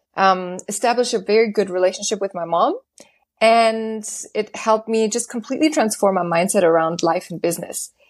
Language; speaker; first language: English; non-native, fluent; German